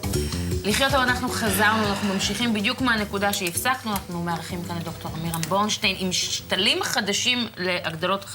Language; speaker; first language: Hebrew; native; Hebrew